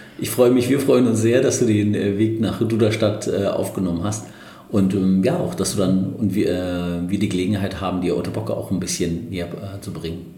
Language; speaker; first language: German; early bilingual, other home language; Turkish